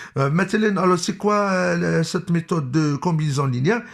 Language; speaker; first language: French; non-native, local second language; Arabic